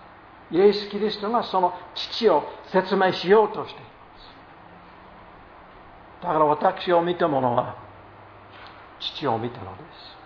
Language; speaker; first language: Japanese; non-native, fluent; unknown